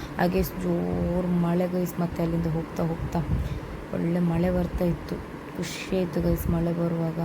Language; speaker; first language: Kannada; non-native, local second language; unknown